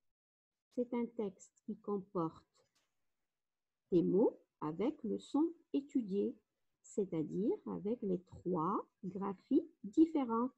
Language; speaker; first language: French; non-native, local second language; Arabic